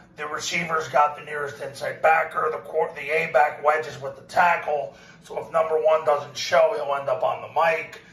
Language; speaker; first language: English; native; English